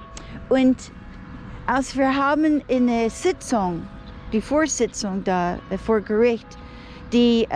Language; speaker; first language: German; non-native, fluent; English